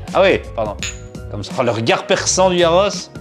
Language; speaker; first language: French; native; French